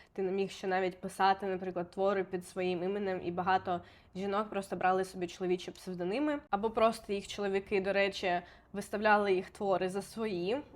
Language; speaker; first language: Ukrainian; non-native, local second language; Russian